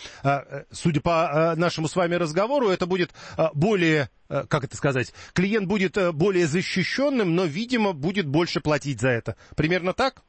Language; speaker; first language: Russian; native; Russian